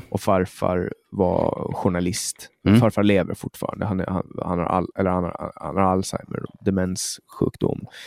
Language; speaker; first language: Swedish; native; Swedish